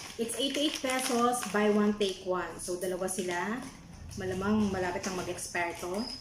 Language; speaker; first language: Filipino; non-native, local second language; Pampanga